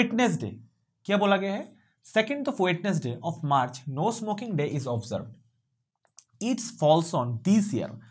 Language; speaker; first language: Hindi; non-native, local second language; Bangla